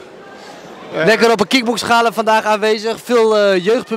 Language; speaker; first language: Dutch; native; Dutch